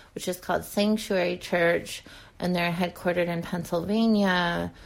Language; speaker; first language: English; native; English